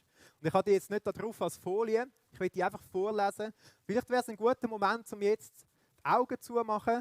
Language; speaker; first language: German; native; German